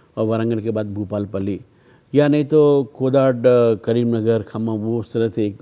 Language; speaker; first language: Hindi; non-native, local second language; Telugu